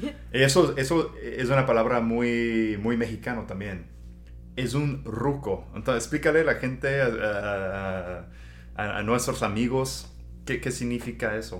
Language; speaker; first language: Spanish; non-native, fluent; English